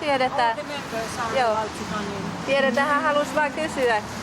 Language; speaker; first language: Finnish; non-native, fluent; Japanese